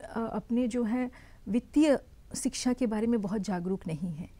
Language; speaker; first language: Hindi; native; Hindi